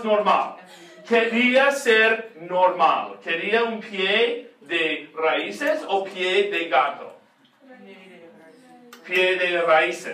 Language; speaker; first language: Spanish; non-native, fluent; English